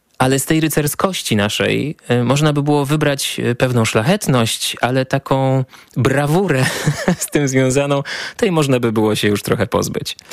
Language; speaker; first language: Polish; native; Polish